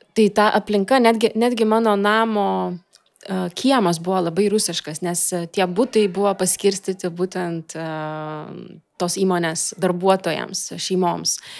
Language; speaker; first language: Lithuanian; non-native, local second language; Russian